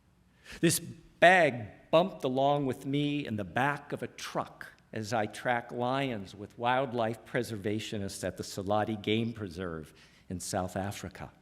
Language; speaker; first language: English; native; English